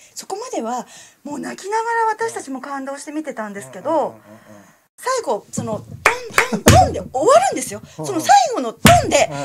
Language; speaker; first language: Japanese; native; Japanese